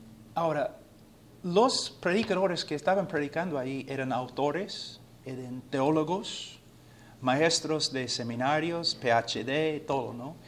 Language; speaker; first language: Spanish; non-native, fluent; English